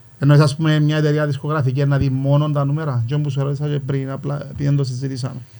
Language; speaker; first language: Greek; native; Greek